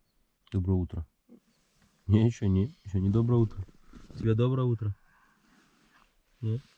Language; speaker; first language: Russian; native; Russian